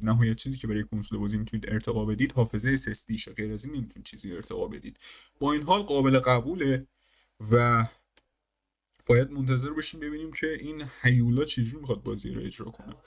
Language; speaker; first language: Persian; native; Persian